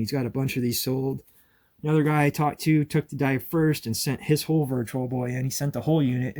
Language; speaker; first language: English; native; English